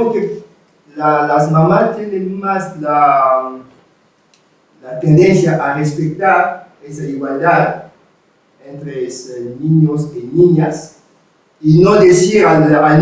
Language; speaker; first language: Spanish; non-native, fluent; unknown